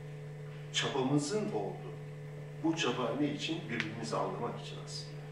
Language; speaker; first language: Turkish; native; Turkish